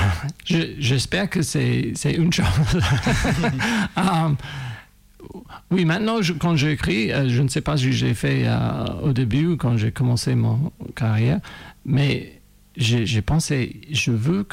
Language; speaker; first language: French; non-native, fluent; English